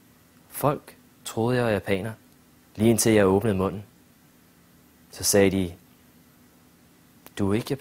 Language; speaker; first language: Danish; early bilingual, other home language; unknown